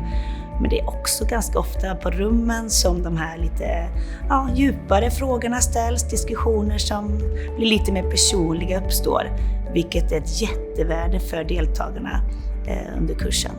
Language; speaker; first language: Swedish; native; Swedish